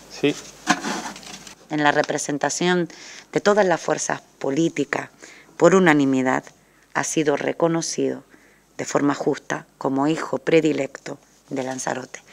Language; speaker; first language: Spanish; native; Spanish